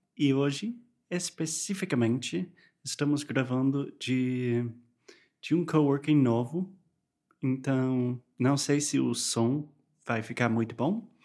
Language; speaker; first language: Portuguese; non-native, fluent; English